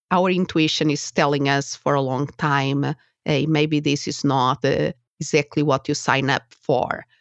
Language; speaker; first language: English; non-native, fluent; Portuguese